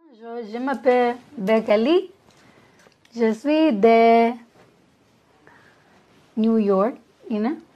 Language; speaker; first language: French; non-native, learner; English